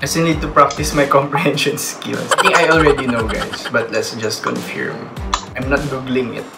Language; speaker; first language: English; non-native, local second language; Filipino